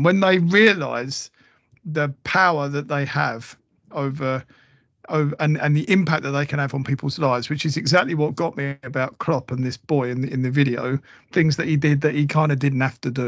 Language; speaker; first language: English; native; English